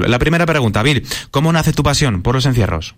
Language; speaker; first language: Spanish; native; Spanish